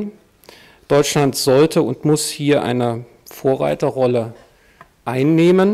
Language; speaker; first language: German; native; German